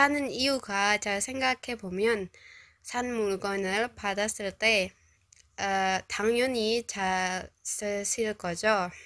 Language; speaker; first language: Korean; non-native, learner; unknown